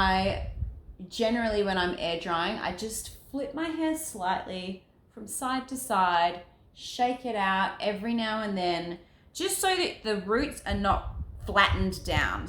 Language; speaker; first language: English; native; English